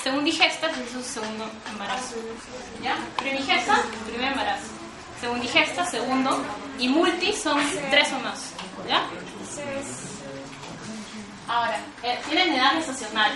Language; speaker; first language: Spanish; native; Spanish